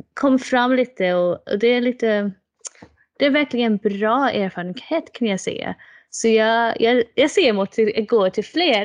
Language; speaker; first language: Swedish; non-native, fluent; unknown